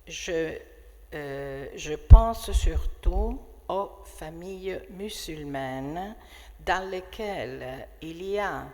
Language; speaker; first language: French; non-native, fluent; Italian